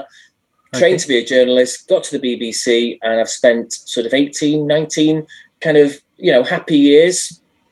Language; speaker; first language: English; native; English